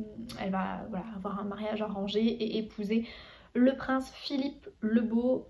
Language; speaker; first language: French; native; French